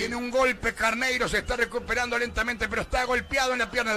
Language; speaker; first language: Spanish; native; Spanish